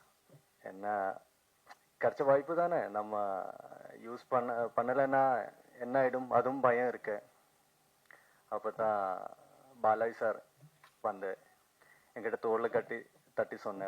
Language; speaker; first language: Tamil; non-native, learner; Malayalam